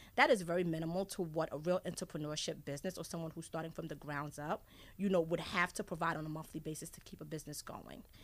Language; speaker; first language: English; early bilingual, other home language; Haitian Creole